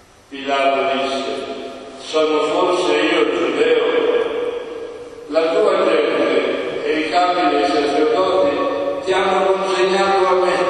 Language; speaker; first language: Italian; native; Italian